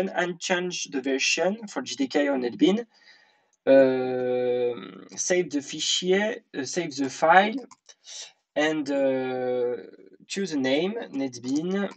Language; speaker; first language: English; non-native, learner; French